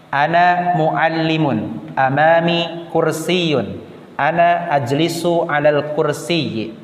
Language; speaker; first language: Arabic; non-native, fluent; Indonesian